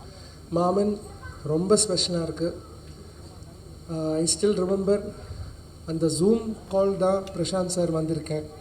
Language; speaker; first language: Tamil; non-native, learner; Malayalam